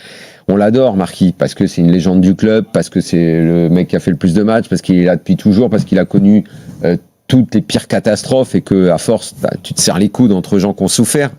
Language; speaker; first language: French; native; French